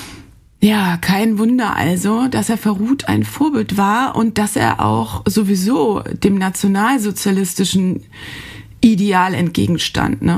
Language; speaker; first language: German; native; German